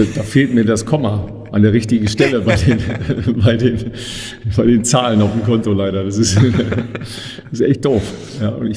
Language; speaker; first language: German; native; German